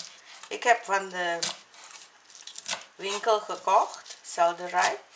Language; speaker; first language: Dutch; non-native, learner; Malay